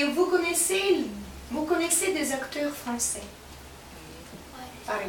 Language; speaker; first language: French; non-native, fluent; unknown